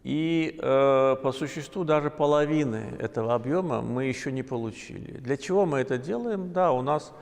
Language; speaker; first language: Russian; non-native, local second language; Azerbaijani